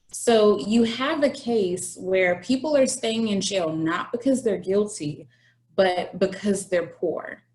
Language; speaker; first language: English; native; English